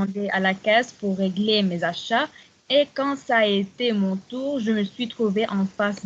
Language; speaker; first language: French; non-native, learner; Arabic